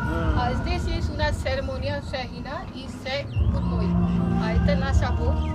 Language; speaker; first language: Russian; non-native, learner; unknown